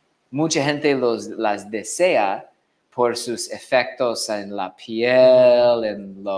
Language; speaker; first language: Spanish; non-native, fluent; English